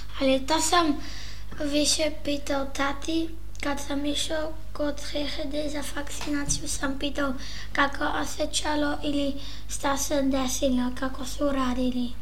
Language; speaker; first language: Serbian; early bilingual, heritage; Serbian